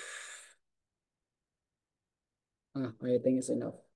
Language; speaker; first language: English; non-native, fluent; Indonesian